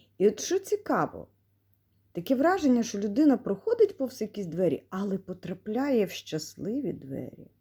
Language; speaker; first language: Ukrainian; non-native, local second language; Russian